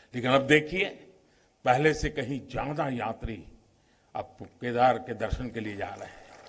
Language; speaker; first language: Hindi; non-native, local second language; Gujarati